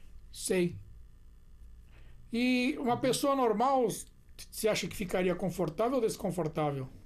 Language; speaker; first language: Portuguese; native; Portuguese